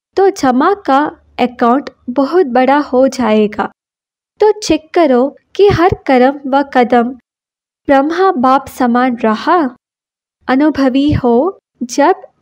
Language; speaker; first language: Hindi; non-native, local second language; Kannada